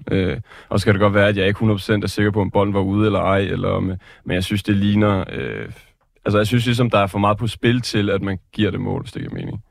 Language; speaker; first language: Danish; native; Danish